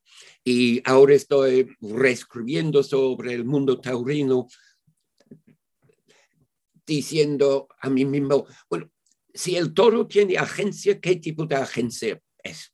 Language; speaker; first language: Spanish; non-native, fluent; English